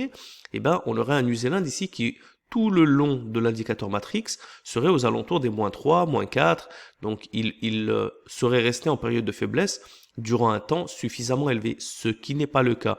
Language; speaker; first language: French; native; French